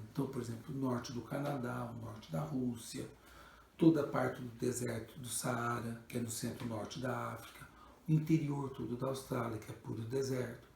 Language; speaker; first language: Portuguese; native; Portuguese